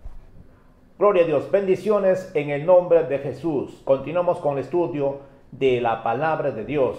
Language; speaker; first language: Spanish; native; Spanish